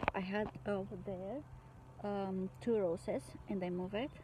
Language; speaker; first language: English; non-native, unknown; Romanian